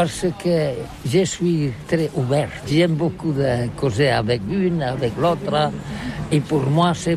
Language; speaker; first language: French; non-native, learner; Catalan